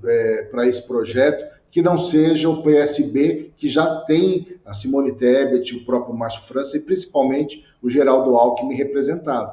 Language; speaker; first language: Portuguese; native; Portuguese